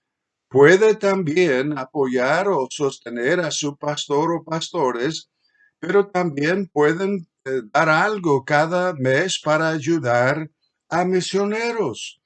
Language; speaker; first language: Spanish; non-native, fluent; English